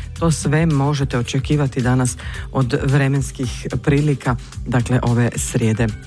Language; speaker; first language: Croatian; native; Croatian